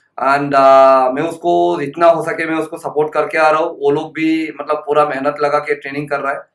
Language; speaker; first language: Hindi; non-native, local second language; Assamese